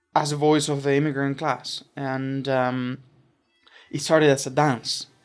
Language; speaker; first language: English; non-native, fluent; Spanish